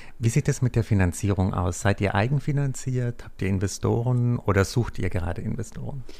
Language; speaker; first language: German; native; German